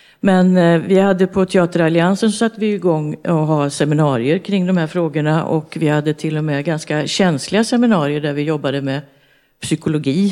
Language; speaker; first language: Swedish; native; Swedish